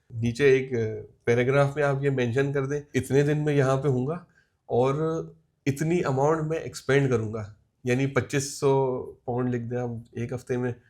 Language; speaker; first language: Urdu; native; Urdu